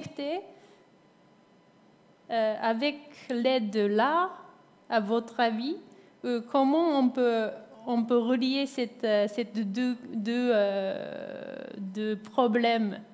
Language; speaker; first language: French; non-native, fluent; Japanese